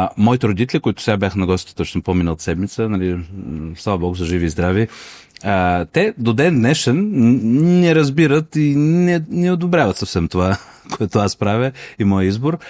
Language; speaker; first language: Bulgarian; non-native, fluent; Russian